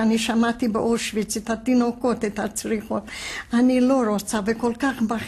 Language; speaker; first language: Hebrew; non-native, fluent; Hungarian